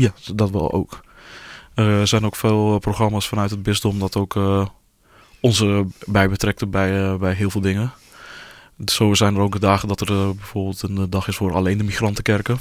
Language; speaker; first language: Dutch; early bilingual, other home language; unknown